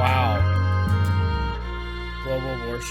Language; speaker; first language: English; native; English